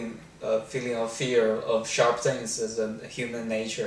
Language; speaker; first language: English; non-native, fluent; Chinese